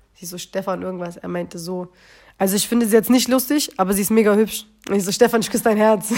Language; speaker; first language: German; early bilingual, other home language; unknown